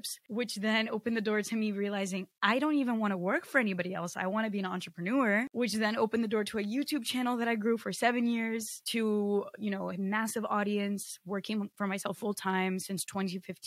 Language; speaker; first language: English; early bilingual, other home language; Portuguese